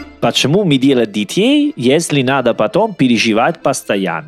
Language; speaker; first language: Russian; non-native, learner; Italian